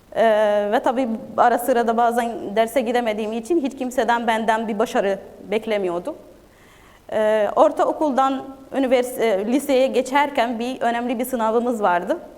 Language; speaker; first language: Turkish; non-native, fluent; Arabic